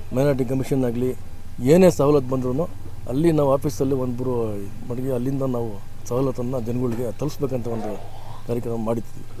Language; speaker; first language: Kannada; non-native, local second language; Urdu